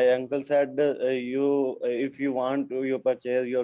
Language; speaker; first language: English; non-native, learner; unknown